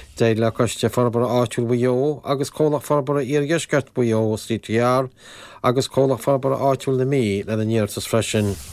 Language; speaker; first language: Irish; native; Irish